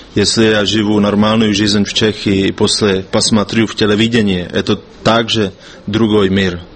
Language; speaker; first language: Russian; non-native, fluent; Czech